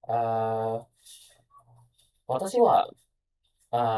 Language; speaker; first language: Japanese; non-native, learner; Indonesian